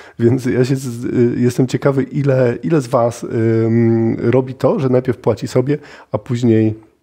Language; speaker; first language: Polish; native; Polish